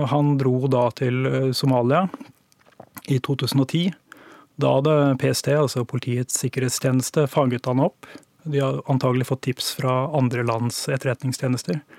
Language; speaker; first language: Norwegian; native; Norwegian